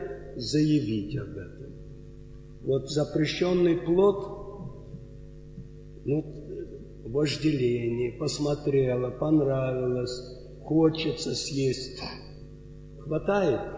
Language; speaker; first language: Russian; native; Russian